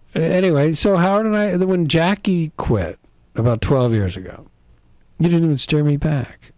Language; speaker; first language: English; native; English